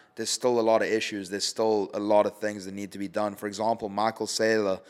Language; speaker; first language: English; native; English